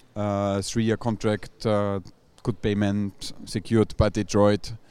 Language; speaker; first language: English; non-native, fluent; German